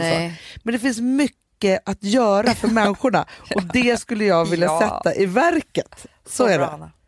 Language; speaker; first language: Swedish; native; Swedish